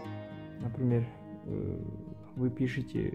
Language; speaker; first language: Russian; non-native, local second language; Kazakh